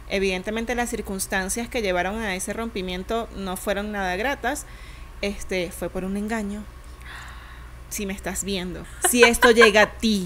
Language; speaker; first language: Spanish; native; Spanish